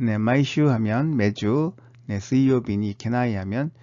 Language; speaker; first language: Korean; native; Korean